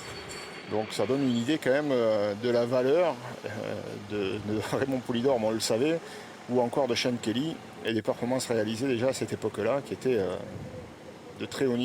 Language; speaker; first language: French; native; French